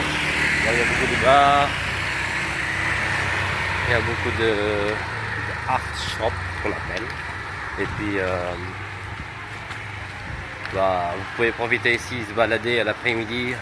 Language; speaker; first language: French; non-native, fluent; Indonesian